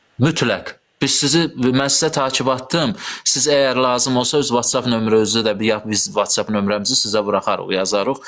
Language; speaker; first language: Azerbaijani; native; Azerbaijani